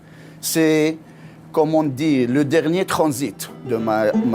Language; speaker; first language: French; non-native, local second language; Arabic